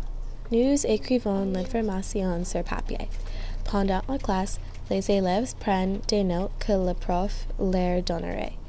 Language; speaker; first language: French; non-native, learner; English